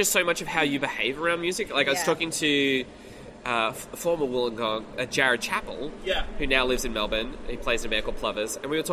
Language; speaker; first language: English; native; English